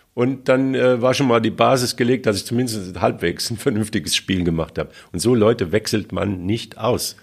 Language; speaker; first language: German; native; German